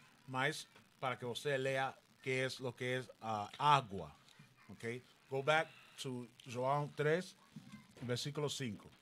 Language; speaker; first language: Portuguese; non-native, learner; Spanish